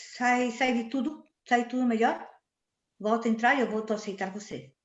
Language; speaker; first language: Portuguese; non-native, fluent; Spanish